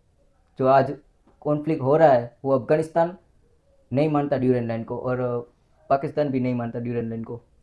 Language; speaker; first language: Hindi; non-native, local second language; Gujarati